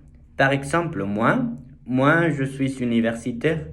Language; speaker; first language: French; non-native, learner; Spanish